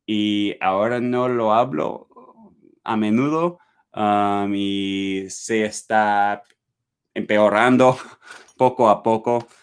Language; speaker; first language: Spanish; non-native, learner; English